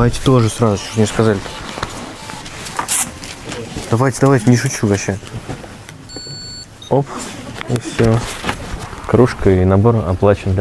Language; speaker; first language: Russian; native; Russian